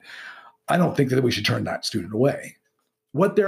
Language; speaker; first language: English; native; English